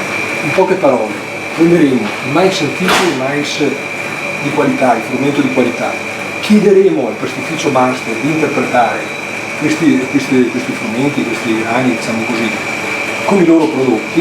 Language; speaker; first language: Italian; native; Italian